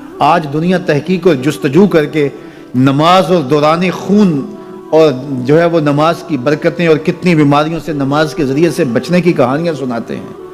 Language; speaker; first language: Urdu; non-native, local second language; Punjabi